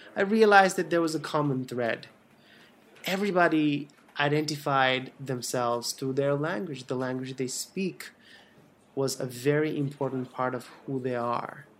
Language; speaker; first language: English; non-native, fluent; Bangla